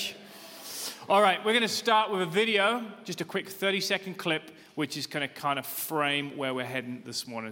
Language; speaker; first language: English; native; English